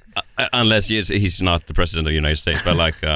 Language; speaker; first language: English; non-native, fluent; Swedish